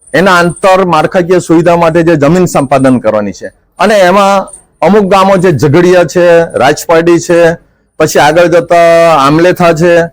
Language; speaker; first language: Gujarati; native; Gujarati